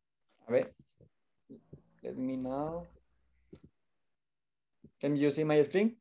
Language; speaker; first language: English; non-native, learner; Spanish